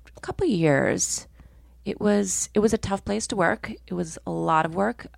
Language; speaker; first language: English; native; English